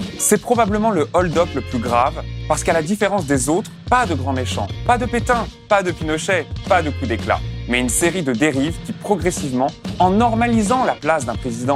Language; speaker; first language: French; native; French